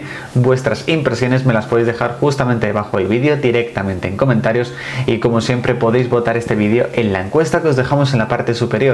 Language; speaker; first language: Spanish; native; Spanish